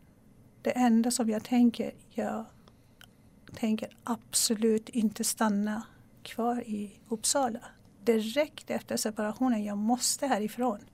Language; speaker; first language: Swedish; non-native, local second language; Persian